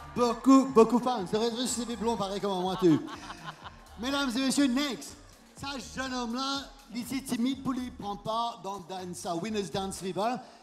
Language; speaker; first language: French; non-native, local second language; Morisyen